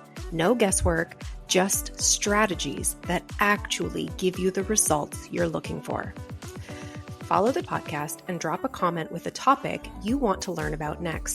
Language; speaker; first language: English; native; English